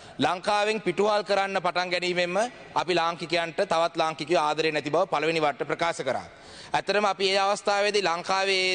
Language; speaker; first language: Sinhala; non-native, local second language; Tamil